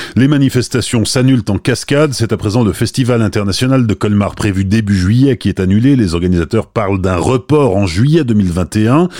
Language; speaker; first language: French; native; French